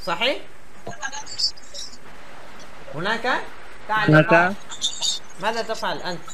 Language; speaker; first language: Arabic; non-native, fluent; Bangla